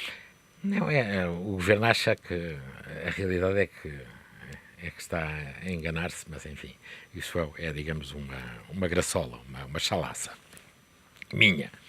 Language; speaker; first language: Portuguese; native; Portuguese